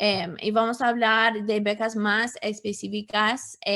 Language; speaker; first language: Spanish; non-native, fluent; English